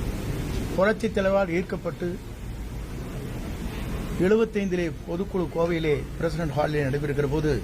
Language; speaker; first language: Tamil; native; Tamil